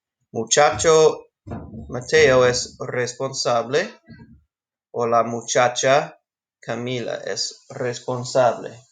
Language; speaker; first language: Spanish; non-native, fluent; English